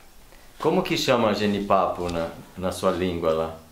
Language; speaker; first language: Portuguese; native; Portuguese